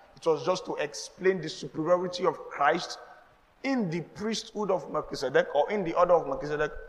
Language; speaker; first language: English; non-native, local second language; Yoruba